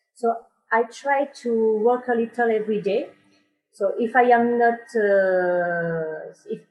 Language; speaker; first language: English; non-native, learner; French